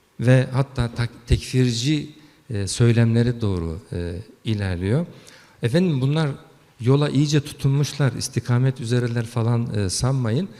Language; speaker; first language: Turkish; early bilingual, heritage; Turkish